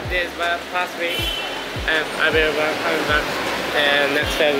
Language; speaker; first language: English; non-native, learner; Japanese